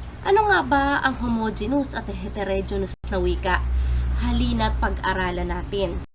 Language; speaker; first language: Filipino; native; Filipino